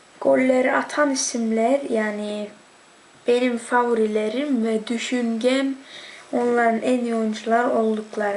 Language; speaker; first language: Turkish; early bilingual, heritage; Turkish